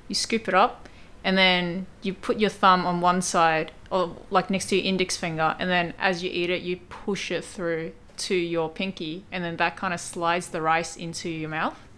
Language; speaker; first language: English; early bilingual, other home language; Cantonese